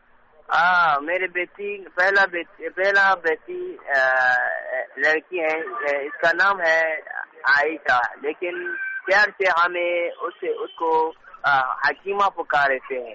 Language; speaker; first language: Hindi; non-native, learner; Hausa